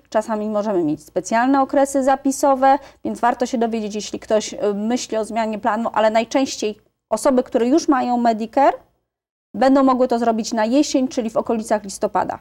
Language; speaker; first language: Polish; native; Polish